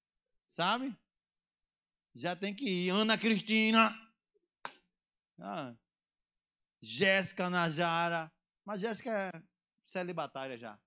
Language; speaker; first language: Portuguese; native; Portuguese